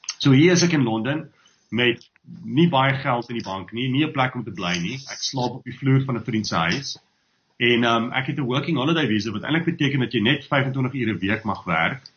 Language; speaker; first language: Afrikaans; native; Afrikaans